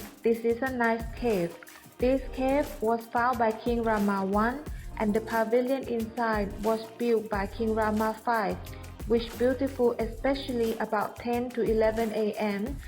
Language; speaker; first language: English; non-native, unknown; Thai